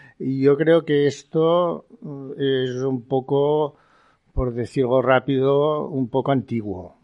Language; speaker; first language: Spanish; non-native, local second language; Catalan